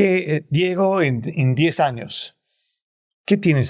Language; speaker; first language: Spanish; non-native, fluent; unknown